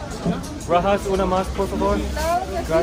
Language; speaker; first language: Spanish; non-native, learner; English